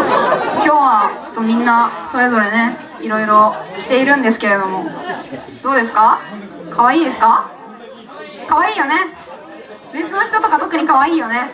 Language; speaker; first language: Japanese; native; Japanese